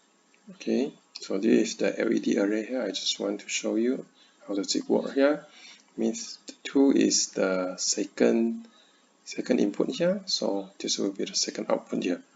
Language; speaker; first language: English; non-native, learner; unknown